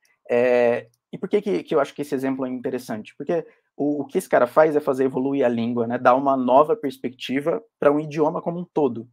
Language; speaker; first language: Portuguese; native; Portuguese